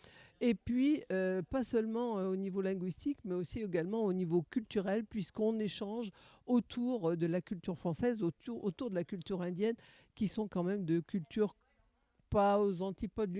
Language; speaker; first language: French; native; French